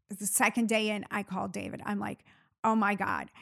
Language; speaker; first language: English; early bilingual, other home language; Arabic